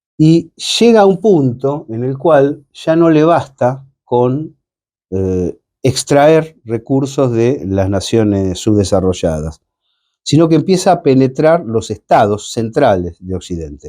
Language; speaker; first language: Spanish; native; Spanish